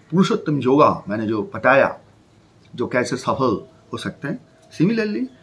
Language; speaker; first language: Hindi; non-native, local second language; Bangla